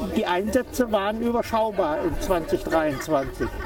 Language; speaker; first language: German; native; German